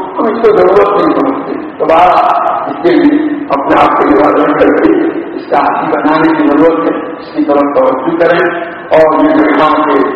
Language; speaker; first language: Urdu; native; Urdu